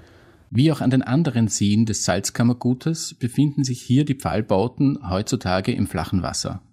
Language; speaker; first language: German; native; German